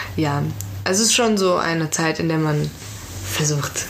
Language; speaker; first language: German; early bilingual, other home language; Persian